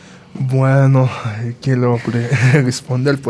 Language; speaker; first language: Spanish; non-native, fluent; Haitian Creole